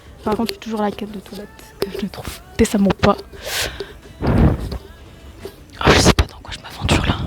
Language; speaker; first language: French; native; French